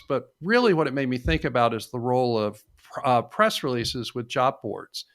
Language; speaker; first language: English; native; English